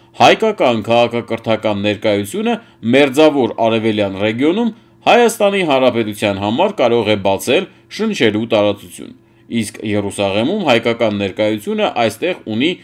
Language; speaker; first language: Armenian; native; Armenian